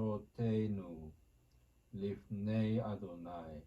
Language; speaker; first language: Hebrew; non-native, learner; Japanese